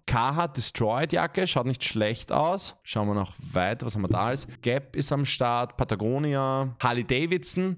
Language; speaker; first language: German; native; German